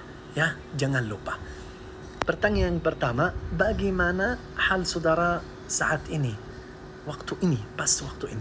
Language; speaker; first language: Indonesian; non-native, learner; Arabic